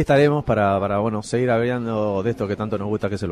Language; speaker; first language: Spanish; native; Spanish